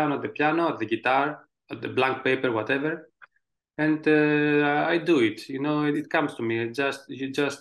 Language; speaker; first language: English; non-native, fluent; Greek